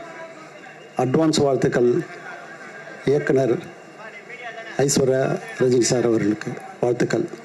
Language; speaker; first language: Tamil; native; Tamil